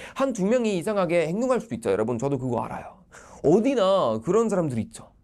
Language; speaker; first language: Korean; non-native, fluent; Swedish